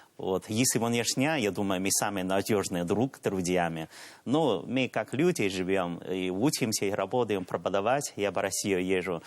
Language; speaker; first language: Russian; non-native, learner; Chinese